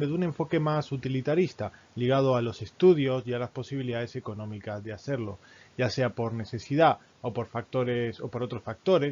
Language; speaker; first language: Spanish; native; Spanish